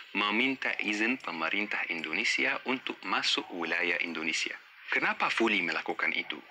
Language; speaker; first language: Indonesian; non-native, fluent; Arabic